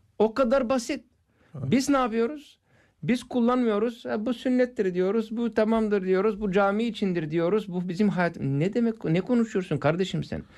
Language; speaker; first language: Turkish; non-native, fluent; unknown